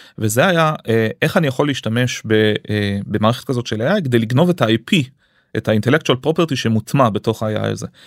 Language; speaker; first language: Hebrew; early bilingual, other home language; English